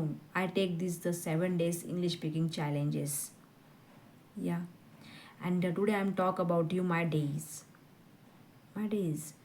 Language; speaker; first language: English; non-native, learner; Hindi